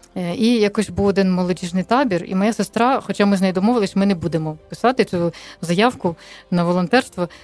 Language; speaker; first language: Ukrainian; non-native, local second language; Russian